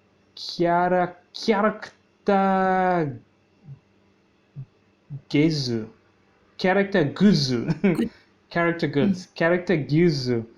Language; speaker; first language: Japanese; non-native, learner; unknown